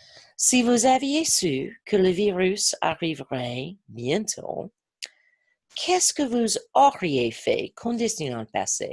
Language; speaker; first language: French; non-native, fluent; English